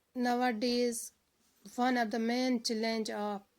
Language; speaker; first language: English; non-native, local second language; Urdu